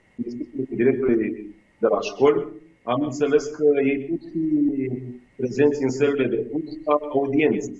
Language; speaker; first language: Romanian; non-native, local second language; Russian